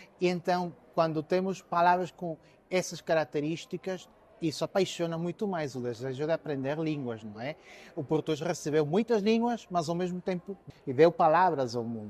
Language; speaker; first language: Portuguese; early bilingual, heritage; Portuguese